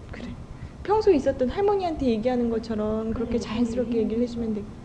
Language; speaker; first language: Korean; native; Korean